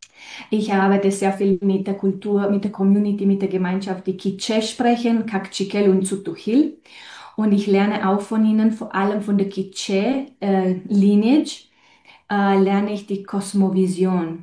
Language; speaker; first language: German; non-native, fluent; Romanian